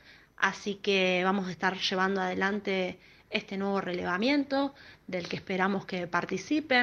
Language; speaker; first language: Spanish; native; Spanish